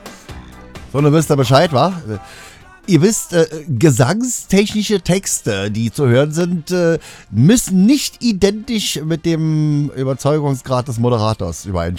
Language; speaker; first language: German; native; German